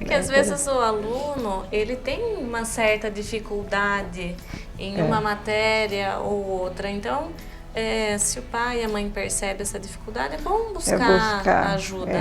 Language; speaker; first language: Portuguese; native; Portuguese